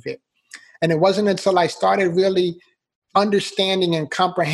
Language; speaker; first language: English; native; English